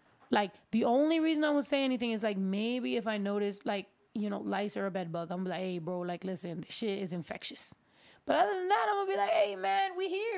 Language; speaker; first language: English; early bilingual, other home language; Spanish